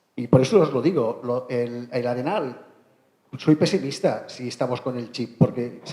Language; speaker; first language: Spanish; non-native, local second language; Catalan